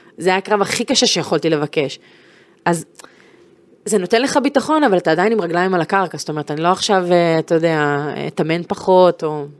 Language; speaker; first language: Hebrew; native; Hebrew